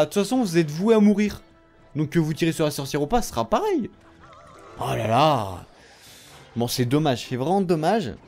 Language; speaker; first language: French; native; French